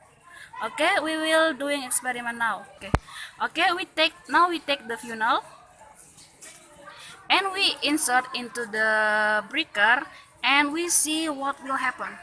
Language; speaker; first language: English; non-native, learner; Indonesian